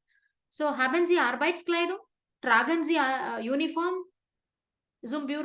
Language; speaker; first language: German; non-native, fluent; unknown